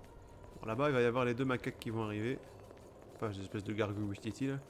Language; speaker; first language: French; native; French